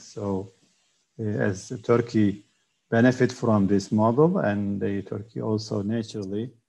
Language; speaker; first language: English; non-native, fluent; Turkish